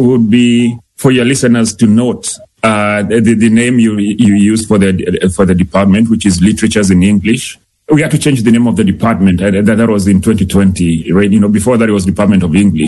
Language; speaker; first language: English; non-native, local second language; Kikuyu